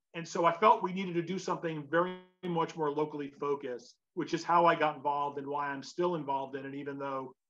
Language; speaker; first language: English; native; English